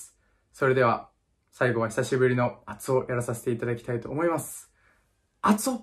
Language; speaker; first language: Japanese; native; Japanese